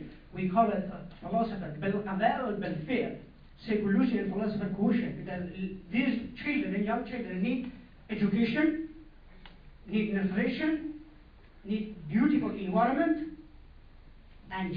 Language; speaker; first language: English; non-native, learner; Persian